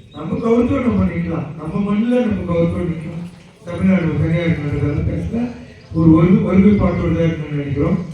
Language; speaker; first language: Tamil; non-native, local second language; Telugu